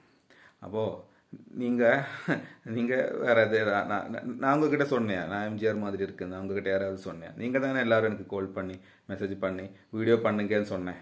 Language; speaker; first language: Tamil; non-native, learner; Malayalam